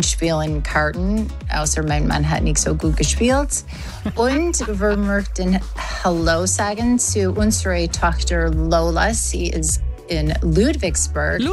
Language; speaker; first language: German; non-native, learner; English